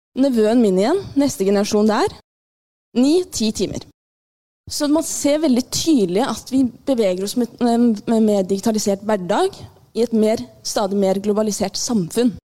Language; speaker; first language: Norwegian; early bilingual, other home language; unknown